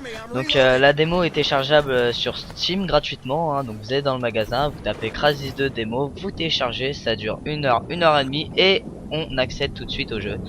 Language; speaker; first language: French; native; French